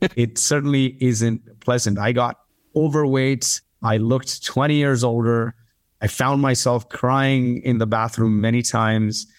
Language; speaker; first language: English; early bilingual, other home language; Arabic